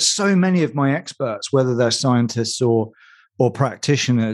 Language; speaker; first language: English; native; English